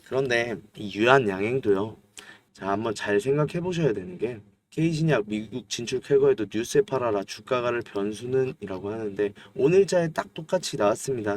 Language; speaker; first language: Korean; native; Korean